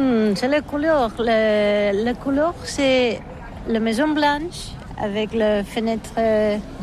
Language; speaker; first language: French; non-native, learner; Catalan